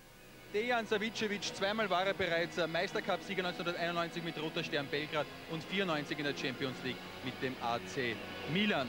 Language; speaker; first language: German; native; German